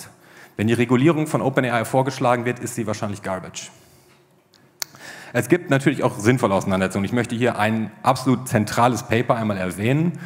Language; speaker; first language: German; native; German